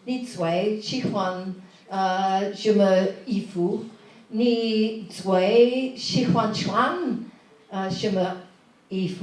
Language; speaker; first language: Chinese; non-native, learner; English